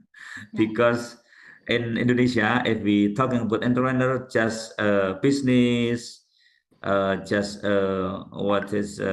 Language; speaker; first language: English; non-native, local second language; Indonesian